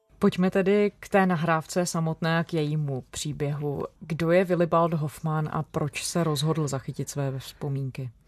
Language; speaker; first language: Czech; native; Czech